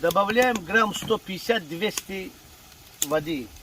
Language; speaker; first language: Russian; non-native, learner; Tajik